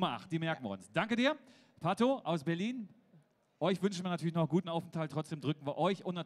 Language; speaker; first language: German; native; German